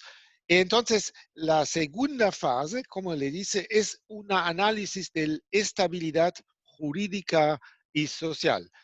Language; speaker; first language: Spanish; non-native, fluent; German